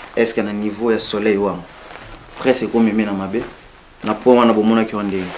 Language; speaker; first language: Lingala; native; Lingala